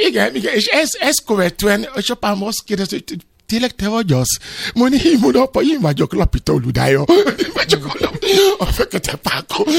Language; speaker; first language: Hungarian; non-native, learner; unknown